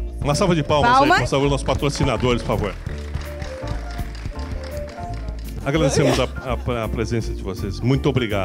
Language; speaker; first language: Portuguese; native; Portuguese